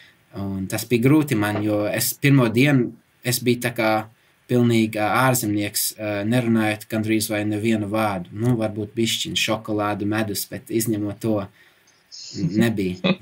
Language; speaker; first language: Latvian; early bilingual, heritage; English